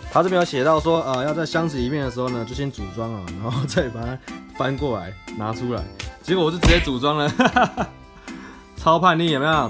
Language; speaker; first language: Chinese; native; Chinese